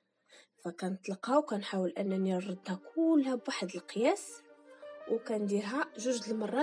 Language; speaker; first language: Arabic; native; Arabic